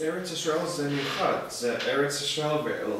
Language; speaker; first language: Hebrew; non-native, learner; English